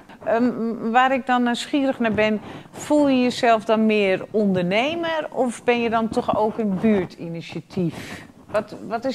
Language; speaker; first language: Dutch; native; Dutch